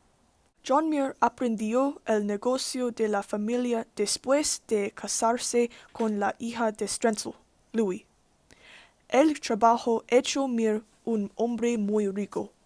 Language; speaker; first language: Spanish; non-native, learner; English